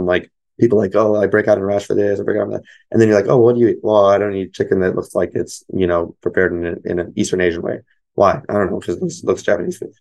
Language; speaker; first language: English; native; English